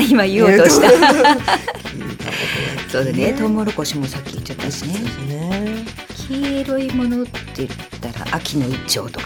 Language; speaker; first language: Japanese; native; Japanese